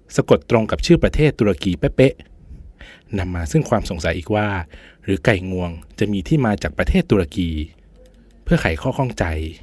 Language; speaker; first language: Thai; native; Thai